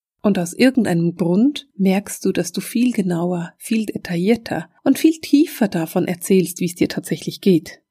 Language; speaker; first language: German; native; German